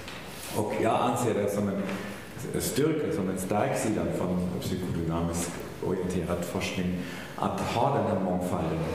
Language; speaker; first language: Swedish; non-native, fluent; German